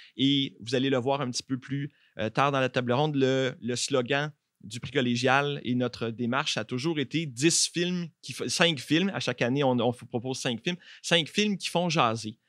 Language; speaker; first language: French; native; French